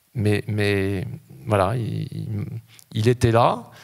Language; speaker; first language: French; native; French